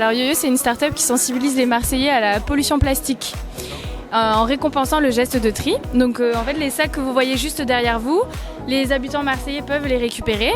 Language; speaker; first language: French; native; French